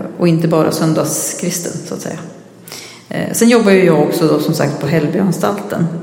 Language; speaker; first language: Swedish; native; Swedish